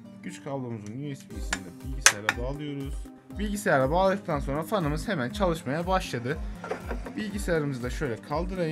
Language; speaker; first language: Turkish; native; Turkish